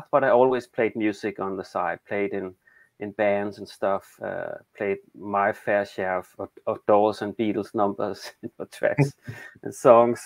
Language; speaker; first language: English; non-native, fluent; Danish